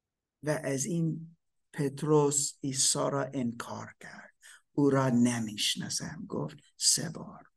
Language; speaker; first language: Persian; non-native, fluent; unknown